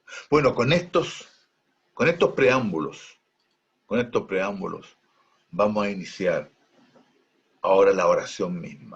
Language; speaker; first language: Spanish; native; Spanish